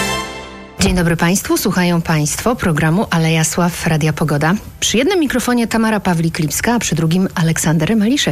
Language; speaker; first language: Polish; native; Polish